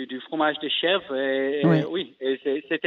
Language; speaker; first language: French; non-native, learner; English